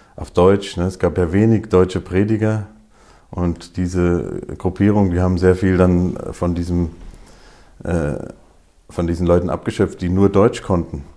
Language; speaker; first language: German; native; German